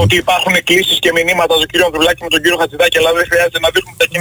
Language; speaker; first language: Greek; native; Greek